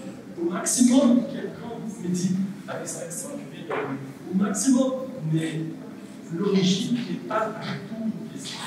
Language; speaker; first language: French; non-native, fluent; Portuguese